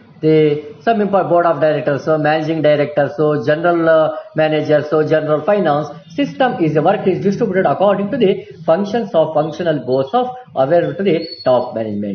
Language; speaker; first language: English; non-native, local second language; Kannada